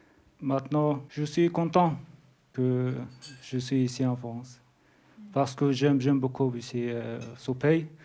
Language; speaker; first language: French; non-native, learner; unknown